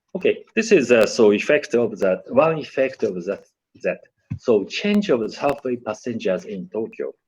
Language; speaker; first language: English; non-native, learner; Japanese